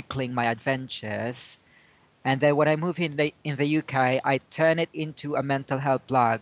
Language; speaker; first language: English; non-native, local second language; Filipino